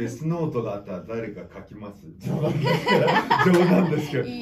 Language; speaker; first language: Japanese; native; Japanese